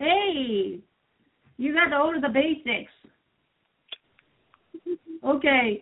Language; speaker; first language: English; non-native, fluent; Japanese